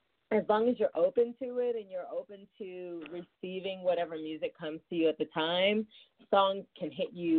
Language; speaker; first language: English; native; English